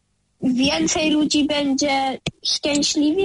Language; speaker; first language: Polish; early bilingual, heritage; Polish